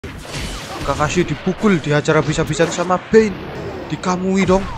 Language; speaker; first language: Indonesian; native; Indonesian